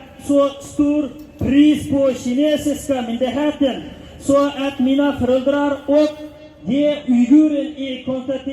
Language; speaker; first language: Swedish; non-native, learner; Uyghur